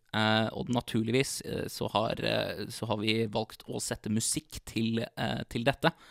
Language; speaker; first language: Norwegian; native; Norwegian